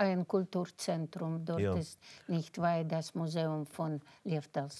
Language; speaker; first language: German; non-native, fluent; Russian